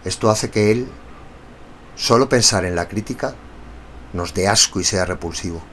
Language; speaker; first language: Spanish; native; Spanish